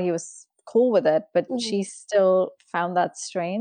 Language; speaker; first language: English; non-native, local second language; Urdu